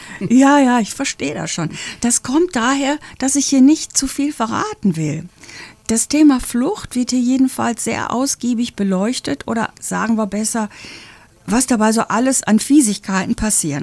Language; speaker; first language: German; native; German